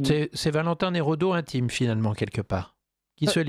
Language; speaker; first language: French; native; French